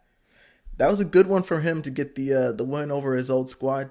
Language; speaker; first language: English; native; English